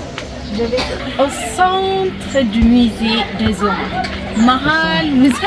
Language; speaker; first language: French; non-native, learner; Amharic